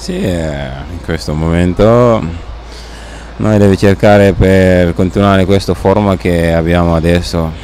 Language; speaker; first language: Italian; non-native, learner; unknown